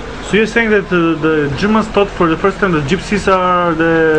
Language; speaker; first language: English; non-native, learner; Macedonian